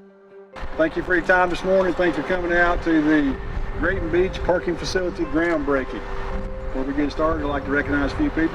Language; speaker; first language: English; native; English